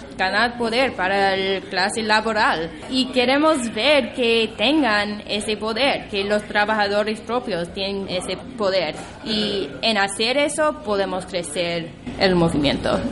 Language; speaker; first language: Spanish; non-native, fluent; English